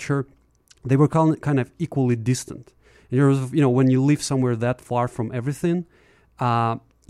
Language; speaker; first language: English; non-native, fluent; Russian